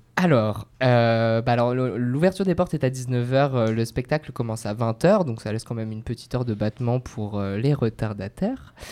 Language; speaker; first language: French; native; French